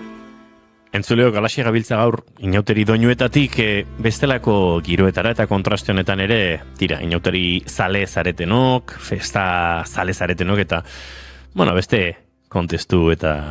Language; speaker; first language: Basque; native; Basque